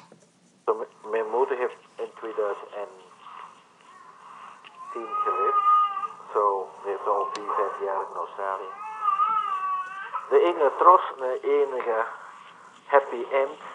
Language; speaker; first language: Dutch; non-native, learner; Vietnamese